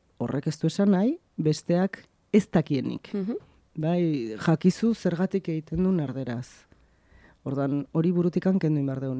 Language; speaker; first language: Basque; native; Basque